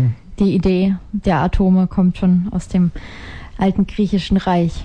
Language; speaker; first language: German; native; German